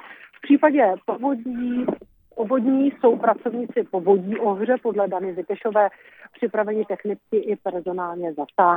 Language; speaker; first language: Czech; native; Czech